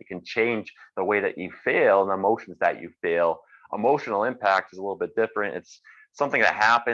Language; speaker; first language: English; native; English